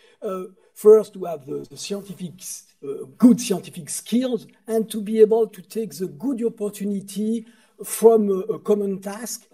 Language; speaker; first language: English; non-native, fluent; French